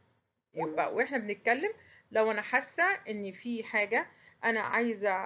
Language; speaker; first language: Arabic; native; Arabic